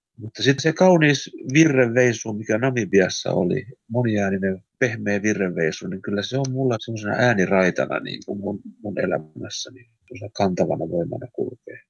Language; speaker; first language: Finnish; early bilingual, heritage; Finnish